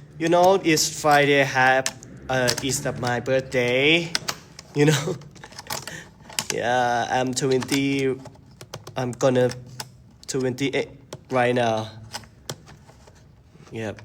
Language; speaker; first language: English; non-native, learner; Thai